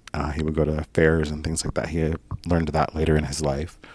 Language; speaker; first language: English; early bilingual, other home language; Italian